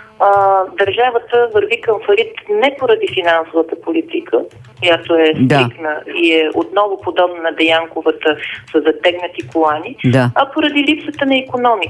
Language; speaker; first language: Bulgarian; native; Bulgarian